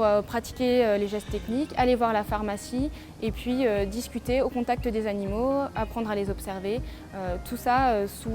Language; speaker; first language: French; native; French